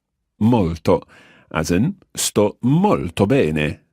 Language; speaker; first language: Italian; non-native, fluent; English